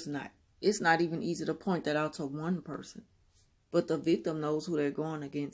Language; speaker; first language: English; native; English